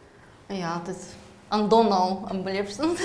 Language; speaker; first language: German; non-native, fluent; Russian